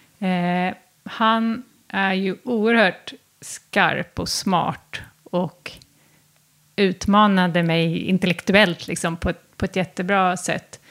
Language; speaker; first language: Swedish; native; Swedish